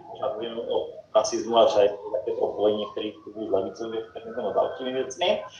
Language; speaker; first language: Czech; native; Czech